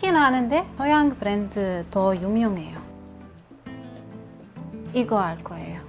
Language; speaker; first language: Korean; non-native, learner; Arabic